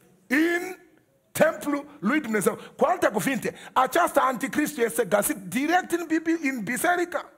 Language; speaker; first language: Romanian; non-native, learner; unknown